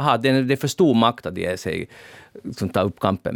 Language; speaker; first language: Swedish; native; Swedish